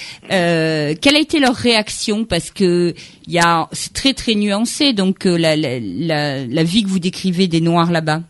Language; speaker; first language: French; native; French